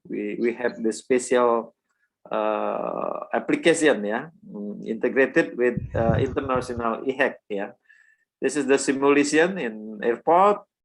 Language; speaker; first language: English; non-native, learner; Indonesian